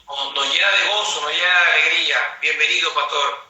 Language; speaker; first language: Spanish; native; Spanish